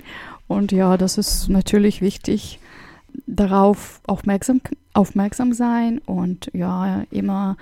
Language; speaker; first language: German; non-native, fluent; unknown